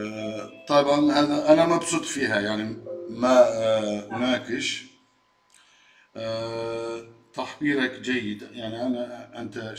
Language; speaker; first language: Arabic; non-native, fluent; Turkish